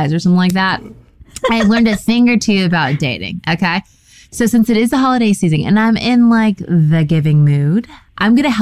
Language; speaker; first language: English; native; English